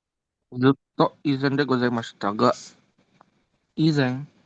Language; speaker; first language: Japanese; non-native, learner; Indonesian